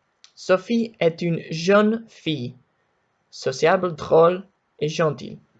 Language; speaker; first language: French; non-native, learner; Spanish